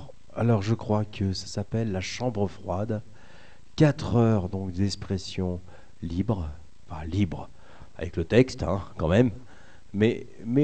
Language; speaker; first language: French; native; French